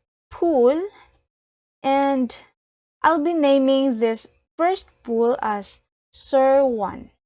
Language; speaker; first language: English; non-native, learner; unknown